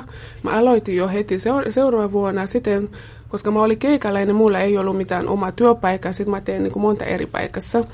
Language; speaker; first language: Finnish; non-native, fluent; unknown